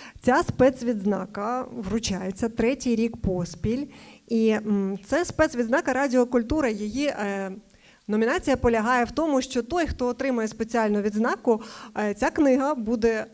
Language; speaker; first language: Ukrainian; native; Ukrainian